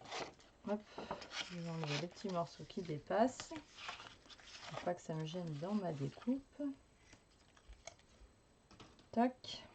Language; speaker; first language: French; native; French